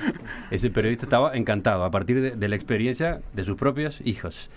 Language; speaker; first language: Spanish; native; Spanish